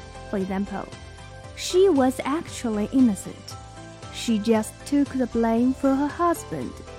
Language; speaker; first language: English; non-native, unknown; Chinese